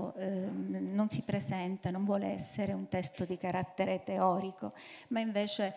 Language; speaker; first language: Italian; native; Italian